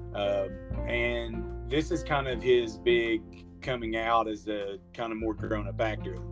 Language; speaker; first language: English; native; English